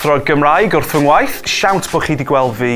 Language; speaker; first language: Welsh; non-native, local second language; English